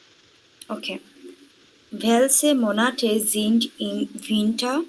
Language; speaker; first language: German; non-native, learner; Bangla